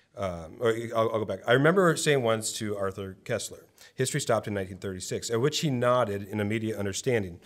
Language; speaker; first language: English; native; English